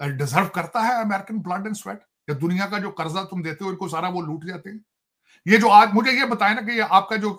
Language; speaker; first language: Hindi; native; Hindi